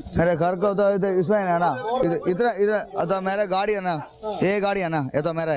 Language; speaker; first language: Hindi; non-native, local second language; Malayalam